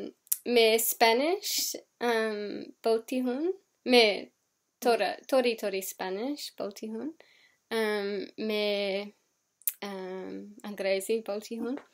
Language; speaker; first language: Hindi; non-native, learner; English